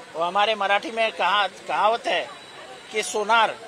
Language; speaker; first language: Hindi; non-native, local second language; Marathi